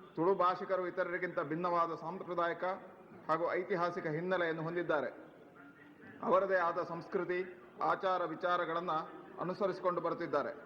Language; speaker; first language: Kannada; non-native, local second language; Tulu